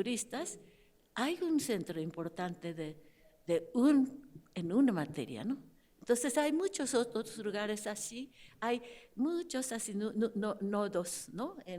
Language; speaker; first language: Spanish; non-native, fluent; Japanese